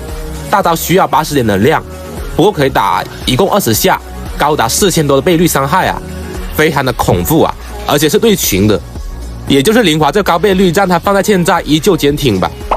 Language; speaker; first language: Chinese; native; Chinese